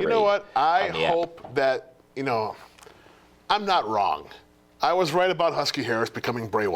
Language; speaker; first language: English; native; English